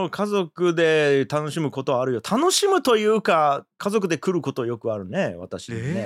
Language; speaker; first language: Japanese; native; Japanese